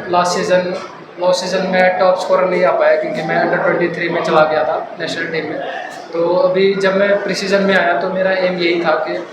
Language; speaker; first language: Hindi; non-native, local second language; Kashmiri